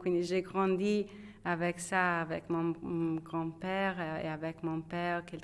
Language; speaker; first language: French; non-native, fluent; Italian